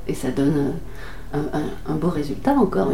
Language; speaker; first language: French; native; French